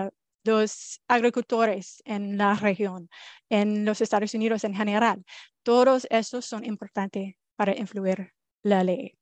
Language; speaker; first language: Spanish; non-native, fluent; English